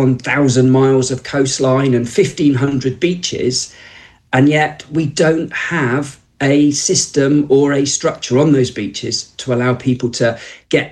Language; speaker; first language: English; native; English